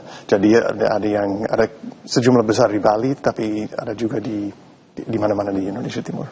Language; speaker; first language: Indonesian; non-native, fluent; English